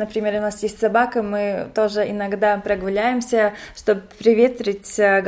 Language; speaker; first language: Russian; non-native, local second language; Latvian